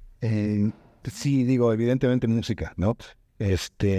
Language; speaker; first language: Spanish; native; Spanish